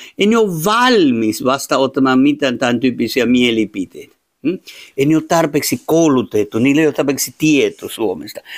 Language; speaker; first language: Finnish; non-native, fluent; Spanish